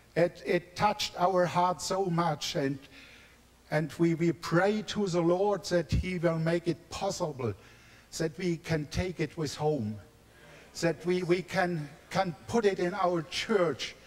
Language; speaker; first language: English; non-native, learner; German